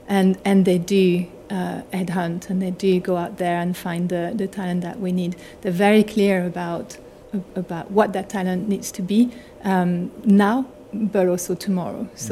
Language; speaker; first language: English; non-native, fluent; French